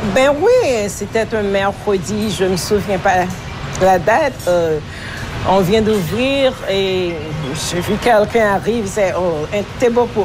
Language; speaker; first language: French; non-native, local second language; Haitian Creole